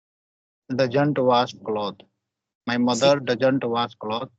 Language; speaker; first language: English; non-native, learner; Hindi